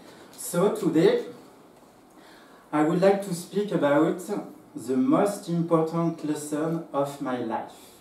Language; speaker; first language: English; non-native, fluent; French